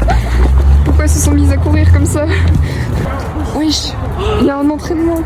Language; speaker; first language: French; native; French